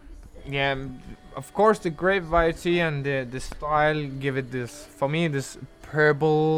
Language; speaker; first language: English; non-native, fluent; Danish